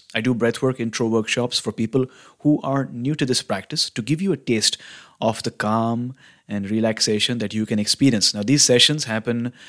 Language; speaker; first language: English; non-native, local second language; Hindi